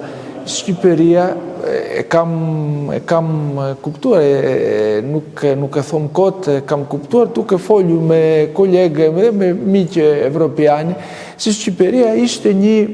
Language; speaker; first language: Albanian; non-native, fluent; Greek